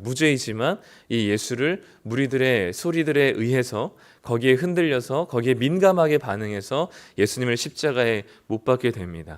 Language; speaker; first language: Korean; native; Korean